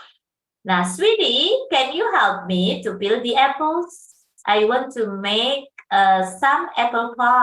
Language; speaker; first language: English; non-native, fluent; Indonesian